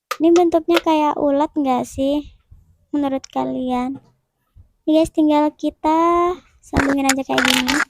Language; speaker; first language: Indonesian; native; Indonesian